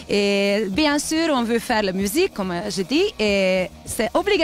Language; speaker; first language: French; non-native, learner; Hungarian